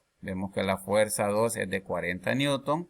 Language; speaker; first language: Spanish; native; Spanish